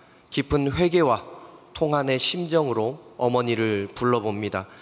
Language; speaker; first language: Korean; native; Korean